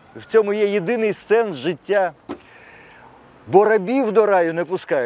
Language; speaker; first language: Ukrainian; native; Ukrainian